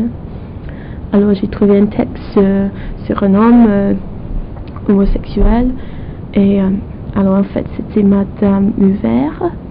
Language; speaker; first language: French; non-native, fluent; English